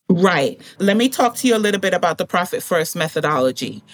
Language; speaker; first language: English; native; English